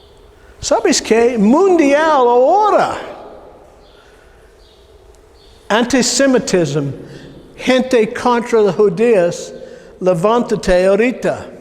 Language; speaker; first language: Spanish; non-native, learner; English